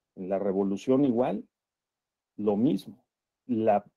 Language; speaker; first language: Spanish; native; Spanish